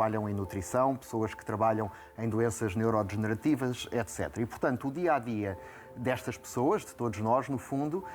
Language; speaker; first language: Portuguese; native; Portuguese